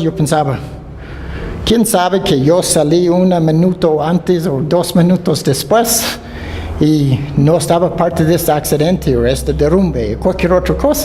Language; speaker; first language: Spanish; non-native, fluent; Dutch